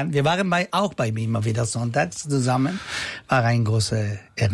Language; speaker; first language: German; non-native, fluent; Italian